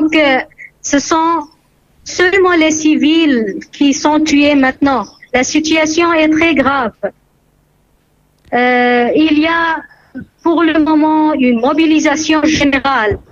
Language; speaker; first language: French; non-native, fluent; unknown